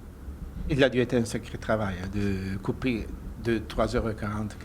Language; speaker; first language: French; non-native, fluent; Italian